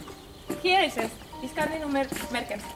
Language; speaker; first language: German; non-native, learner; Spanish